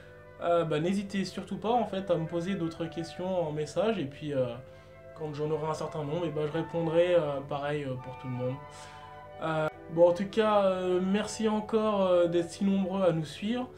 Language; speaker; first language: French; native; French